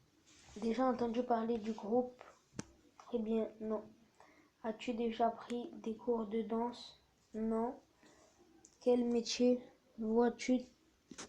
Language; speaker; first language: French; native; French